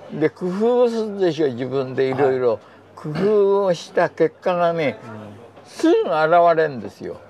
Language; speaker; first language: Japanese; native; Japanese